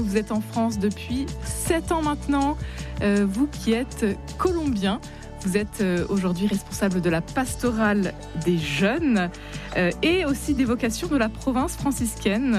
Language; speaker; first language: French; native; French